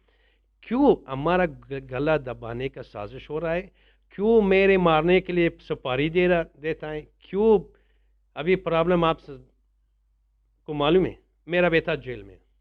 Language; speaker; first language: Hindi; non-native, learner; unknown